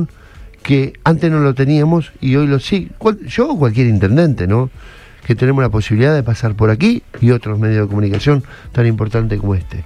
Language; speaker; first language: Spanish; native; Spanish